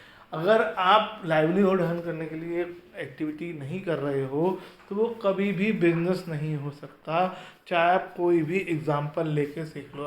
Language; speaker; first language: Hindi; native; Hindi